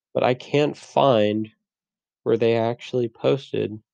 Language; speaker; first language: English; native; English